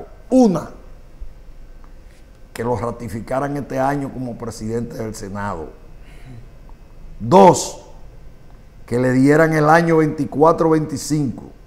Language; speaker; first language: Spanish; native; Spanish